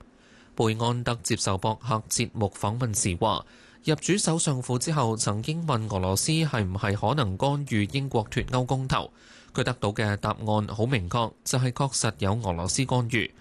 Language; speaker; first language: Chinese; non-native, local second language; Cantonese